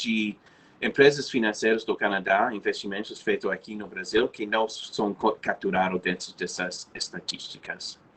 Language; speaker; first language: Portuguese; non-native, fluent; English